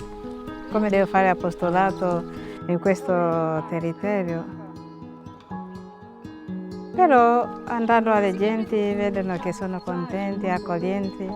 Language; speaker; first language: Italian; non-native, learner; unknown